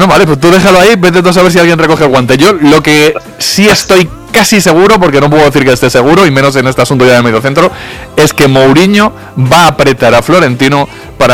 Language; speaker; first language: Spanish; native; Spanish